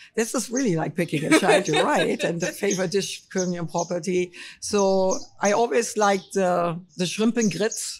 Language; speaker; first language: English; non-native, fluent; German